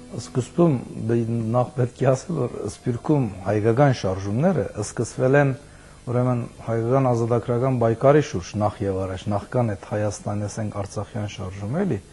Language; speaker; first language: Armenian; early bilingual, heritage; Armenian